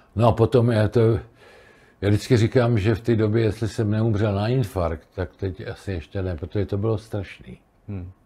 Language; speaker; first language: Czech; native; Czech